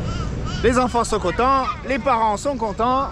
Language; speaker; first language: French; native; French